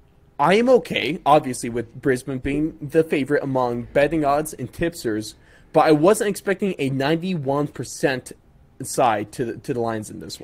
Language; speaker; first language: English; native; English